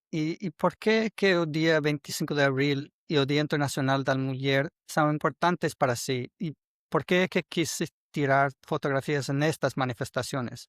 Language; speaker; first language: Portuguese; non-native, learner; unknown